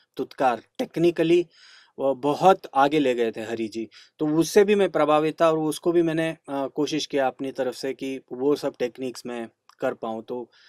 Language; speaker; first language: Hindi; non-native, local second language; Kannada